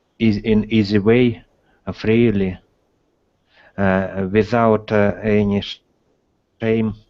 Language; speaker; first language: English; non-native, learner; Russian